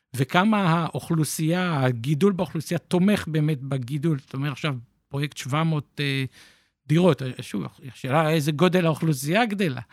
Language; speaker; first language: Hebrew; native; Hebrew